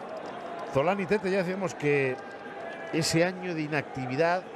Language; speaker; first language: Spanish; native; Spanish